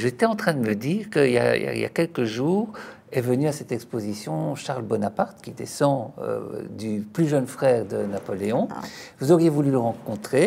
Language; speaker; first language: French; native; French